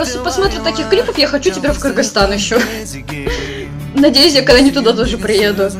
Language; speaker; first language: Russian; native; Russian